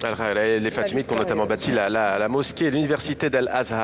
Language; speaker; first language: French; native; French